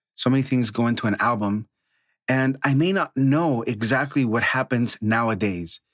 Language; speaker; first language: English; early bilingual, other home language; Spanish